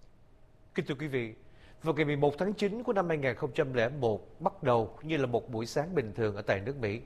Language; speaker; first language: Vietnamese; native; Vietnamese